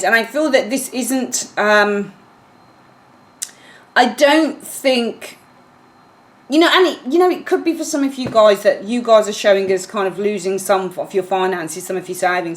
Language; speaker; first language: English; native; English